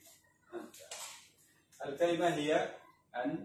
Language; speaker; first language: Arabic; non-native, fluent; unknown